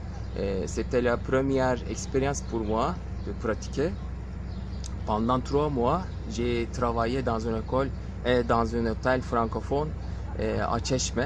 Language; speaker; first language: French; non-native, fluent; Turkish